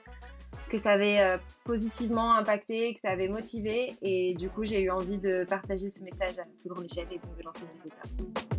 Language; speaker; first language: French; native; French